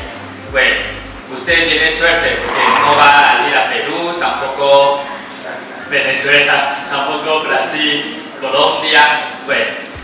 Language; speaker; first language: Spanish; non-native, fluent; Chinese